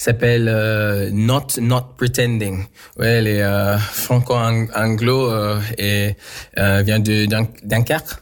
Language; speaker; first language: French; non-native, learner; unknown